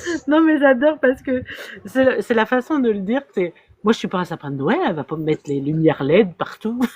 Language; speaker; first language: French; native; French